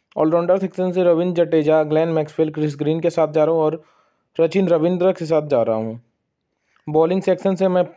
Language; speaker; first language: Hindi; native; Hindi